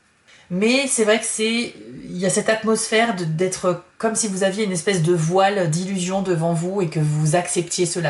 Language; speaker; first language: French; native; French